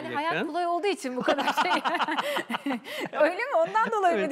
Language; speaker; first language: Turkish; native; Turkish